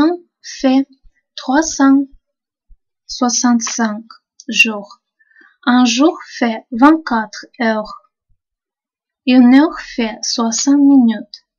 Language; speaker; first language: French; non-native, fluent; Russian